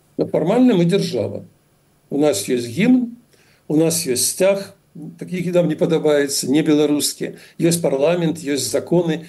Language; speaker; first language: Belarusian; native; Belarusian